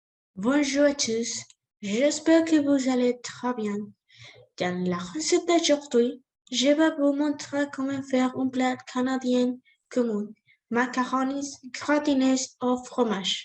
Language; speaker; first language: French; non-native, learner; Spanish